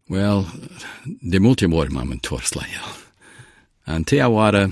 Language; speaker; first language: Romanian; early bilingual, heritage; Romanian